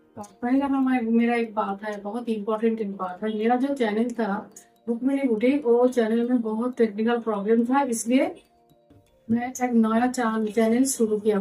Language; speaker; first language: Hindi; non-native, local second language; Bangla